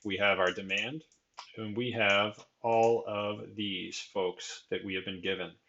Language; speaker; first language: English; native; English